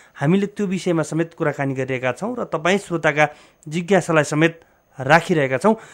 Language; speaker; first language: Nepali; native; Nepali